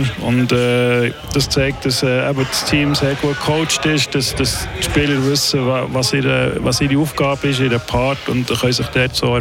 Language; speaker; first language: German; native; German